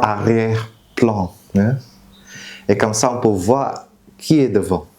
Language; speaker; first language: French; non-native, fluent; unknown